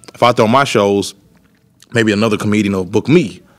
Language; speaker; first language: English; native; English